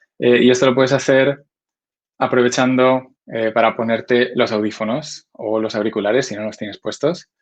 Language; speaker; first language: Spanish; native; Spanish